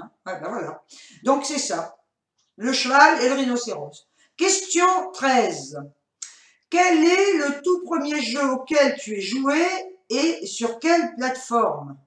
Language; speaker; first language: French; native; French